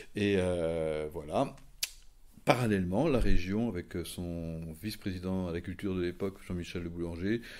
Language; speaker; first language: French; native; French